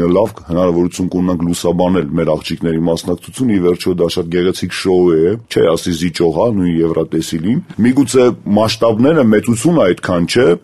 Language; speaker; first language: Armenian; native; Armenian